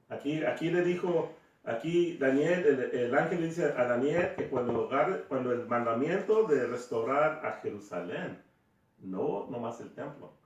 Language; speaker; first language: Spanish; early bilingual, heritage; Spanish